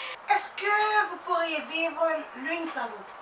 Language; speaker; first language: French; non-native, local second language; Haitian Creole